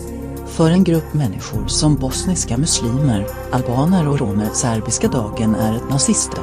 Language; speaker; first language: Swedish; non-native, learner; Croatian